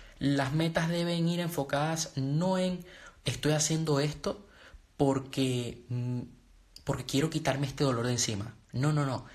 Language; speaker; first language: Spanish; native; Spanish